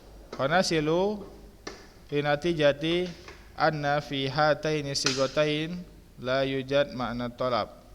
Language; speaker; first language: Arabic; non-native, fluent; Indonesian